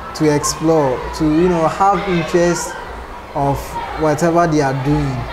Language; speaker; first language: English; non-native, local second language; Akan